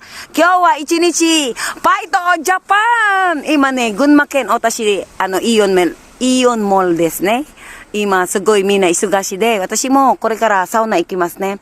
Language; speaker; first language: Japanese; non-native, learner; Filipino